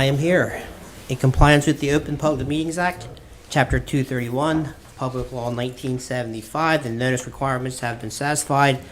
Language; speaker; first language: English; native; English